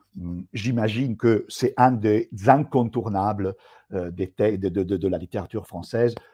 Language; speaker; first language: French; non-native, fluent; Italian